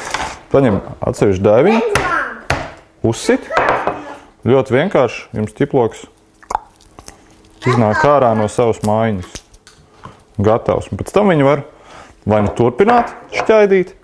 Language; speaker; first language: Latvian; native; Latvian